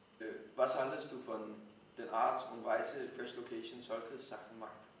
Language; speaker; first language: German; non-native, learner; Danish